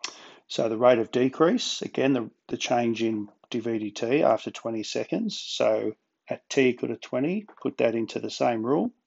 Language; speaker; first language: English; native; English